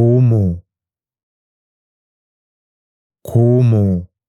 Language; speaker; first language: Korean; native; Korean